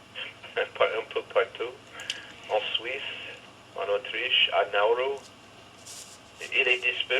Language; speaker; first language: French; non-native, learner; English